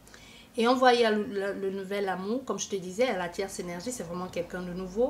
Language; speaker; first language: French; native; French